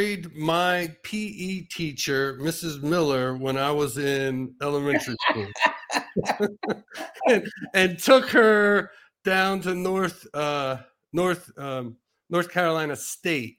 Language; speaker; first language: English; native; English